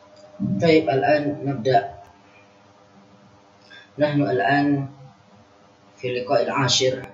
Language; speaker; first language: Arabic; non-native, fluent; Indonesian